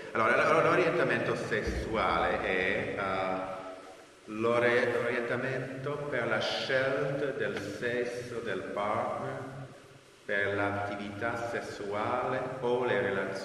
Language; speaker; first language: Italian; non-native, fluent; English